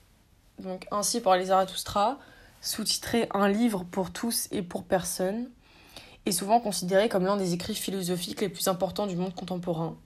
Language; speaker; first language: French; native; French